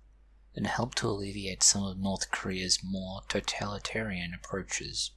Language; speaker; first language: English; native; English